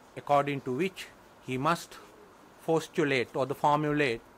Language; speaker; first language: English; non-native, local second language; Sinhala